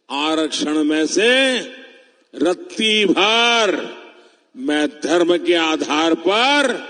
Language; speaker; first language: Hindi; non-native, local second language; Gujarati